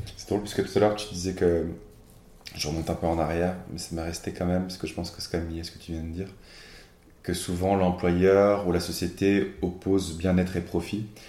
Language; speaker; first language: French; native; French